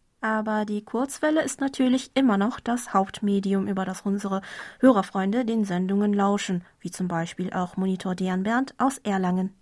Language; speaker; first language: German; non-native, fluent; Korean